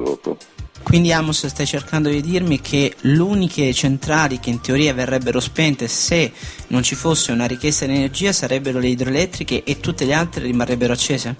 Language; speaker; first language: Italian; native; Italian